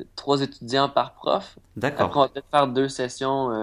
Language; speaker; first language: French; native; French